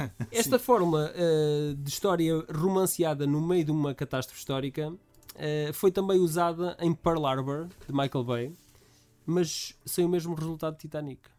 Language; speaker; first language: Portuguese; native; Portuguese